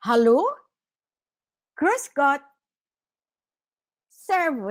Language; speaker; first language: German; non-native, fluent; Filipino